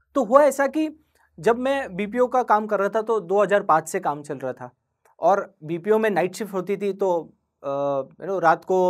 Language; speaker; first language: Hindi; non-native, local second language; Marathi